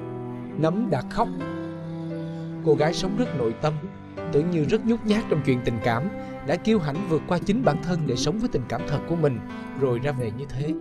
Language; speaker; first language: Vietnamese; native; Vietnamese